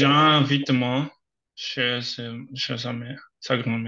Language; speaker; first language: French; non-native, learner; Portuguese